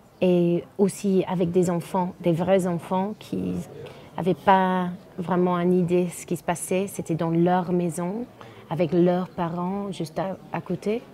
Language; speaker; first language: French; non-native, learner; English